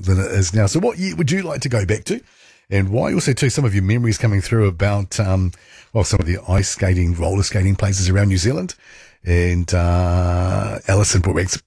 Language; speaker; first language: English; native; English